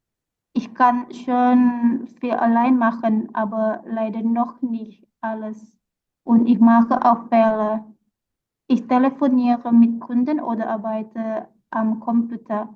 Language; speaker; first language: German; non-native, learner; Indonesian